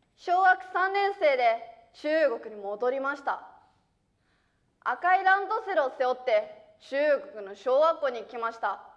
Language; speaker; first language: Japanese; early bilingual, other home language; Chinese